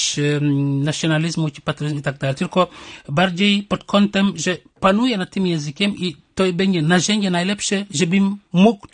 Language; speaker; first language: Polish; non-native, fluent; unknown